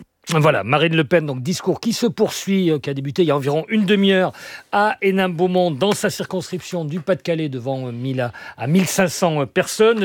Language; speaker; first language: French; native; French